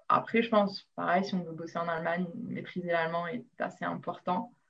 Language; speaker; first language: French; non-native, local second language; Arabic